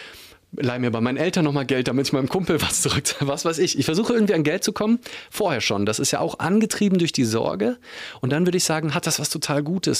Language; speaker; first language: German; native; German